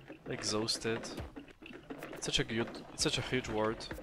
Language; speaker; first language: English; non-native, fluent; French